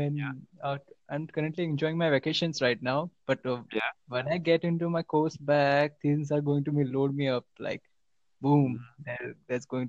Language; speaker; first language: English; non-native, local second language; Marathi